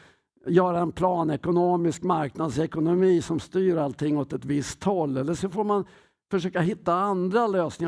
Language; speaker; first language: Swedish; native; Swedish